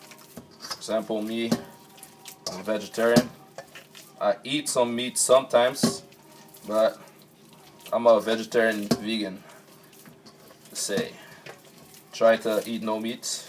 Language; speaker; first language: English; non-native, local second language; French